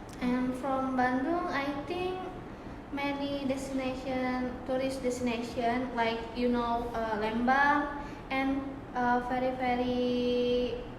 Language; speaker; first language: English; non-native, learner; Indonesian